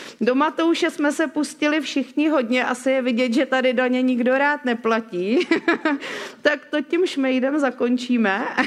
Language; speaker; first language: Czech; native; Czech